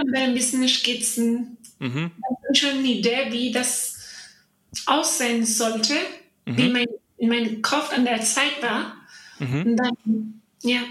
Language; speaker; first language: German; non-native, learner; Spanish